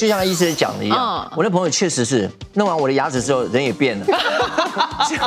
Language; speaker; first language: Chinese; native; Chinese